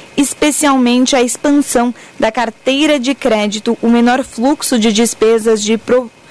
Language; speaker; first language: Portuguese; native; Portuguese